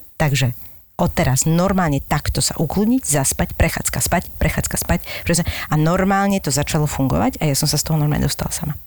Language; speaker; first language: Slovak; native; Slovak